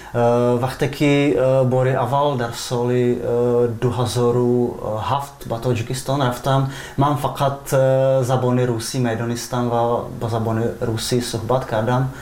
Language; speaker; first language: Persian; non-native, fluent; Czech